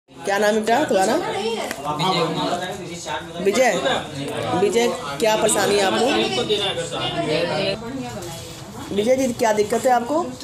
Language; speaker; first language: Hindi; native; Hindi